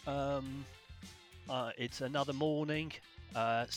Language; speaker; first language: English; native; English